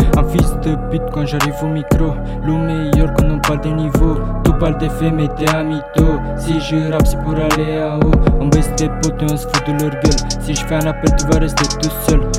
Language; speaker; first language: French; non-native, learner; Romanian